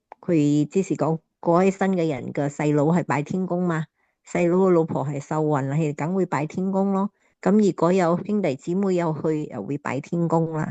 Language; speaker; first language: Cantonese; native; Cantonese